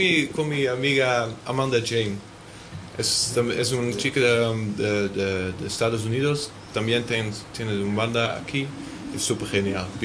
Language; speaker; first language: Spanish; non-native, learner; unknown